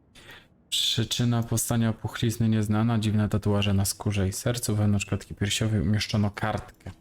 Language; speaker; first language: Polish; native; Polish